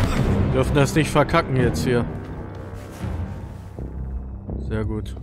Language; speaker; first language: German; native; German